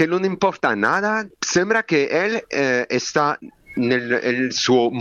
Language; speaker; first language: Spanish; non-native, learner; French